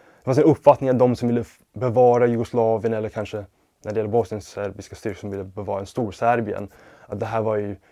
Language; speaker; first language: Swedish; non-native, fluent; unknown